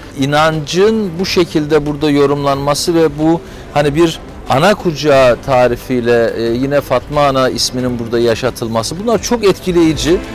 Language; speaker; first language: Turkish; native; Turkish